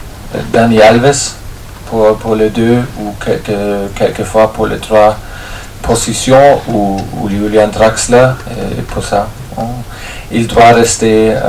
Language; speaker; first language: French; non-native, fluent; German